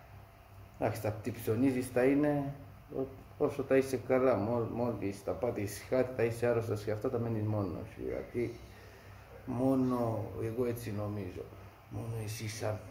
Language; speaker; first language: Greek; non-native, fluent; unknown